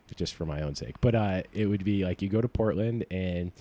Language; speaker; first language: English; native; English